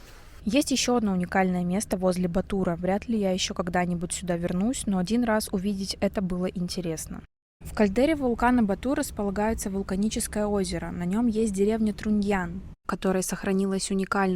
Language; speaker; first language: Russian; native; Russian